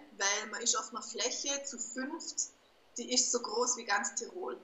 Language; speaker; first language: German; native; German